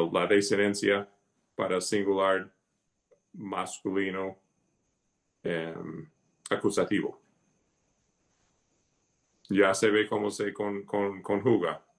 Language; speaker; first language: Spanish; early bilingual, heritage; Spanish